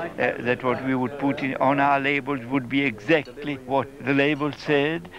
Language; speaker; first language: English; non-native, fluent; Italian